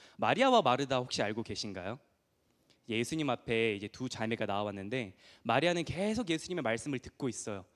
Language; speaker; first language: Korean; early bilingual, heritage; Korean